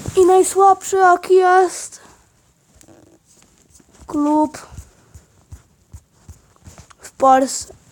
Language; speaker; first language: Polish; native; Polish